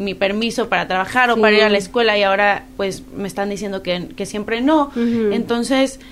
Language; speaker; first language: Spanish; native; Spanish